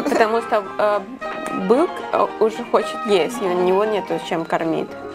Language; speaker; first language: Russian; non-native, learner; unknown